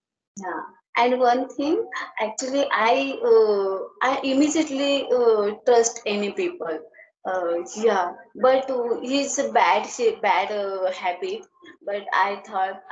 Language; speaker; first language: English; non-native, learner; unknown